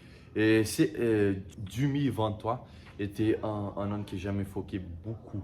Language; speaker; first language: French; non-native, learner; Portuguese